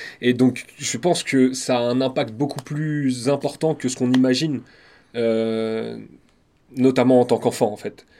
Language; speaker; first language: French; native; French